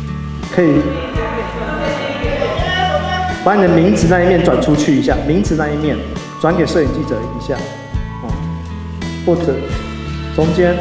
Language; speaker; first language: Chinese; native; Chinese